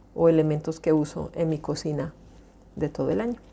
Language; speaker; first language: Spanish; native; Spanish